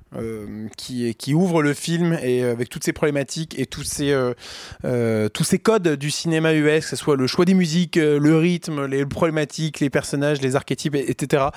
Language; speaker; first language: French; native; French